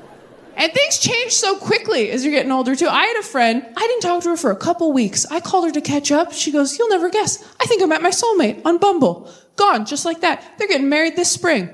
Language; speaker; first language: English; native; English